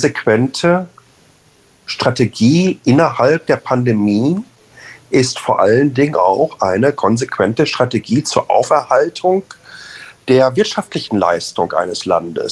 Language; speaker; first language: German; native; German